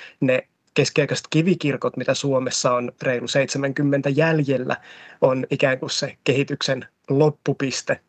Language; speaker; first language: Finnish; native; Finnish